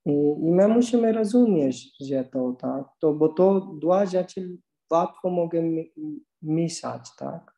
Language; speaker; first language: Polish; non-native, learner; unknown